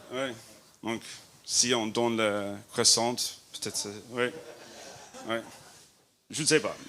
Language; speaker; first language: French; non-native, learner; English